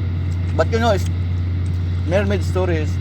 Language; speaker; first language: English; non-native, learner; Filipino